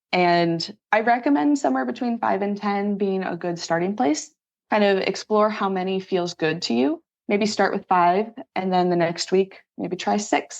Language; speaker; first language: English; native; English